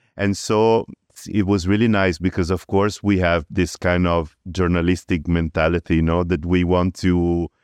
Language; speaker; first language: English; early bilingual, other home language; Italian